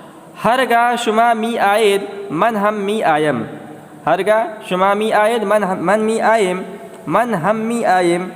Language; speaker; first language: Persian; non-native, fluent; Urdu